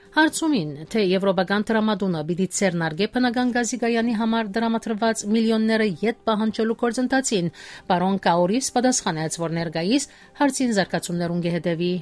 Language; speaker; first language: Armenian; early bilingual, heritage; Armenian